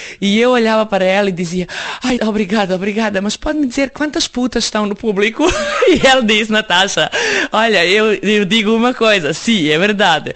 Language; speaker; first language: Portuguese; non-native, fluent; Serbian